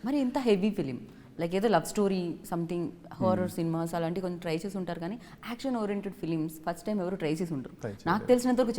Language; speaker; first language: Telugu; native; Telugu